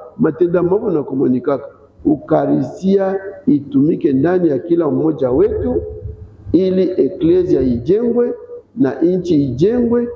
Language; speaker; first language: Swahili; non-native, local second language; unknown